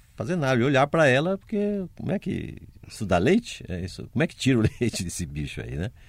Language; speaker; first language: Portuguese; native; Portuguese